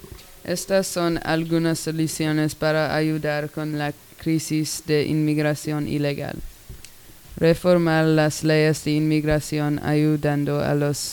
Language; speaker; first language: Spanish; non-native, learner; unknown